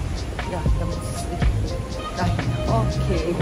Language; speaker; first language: German; non-native, fluent; Korean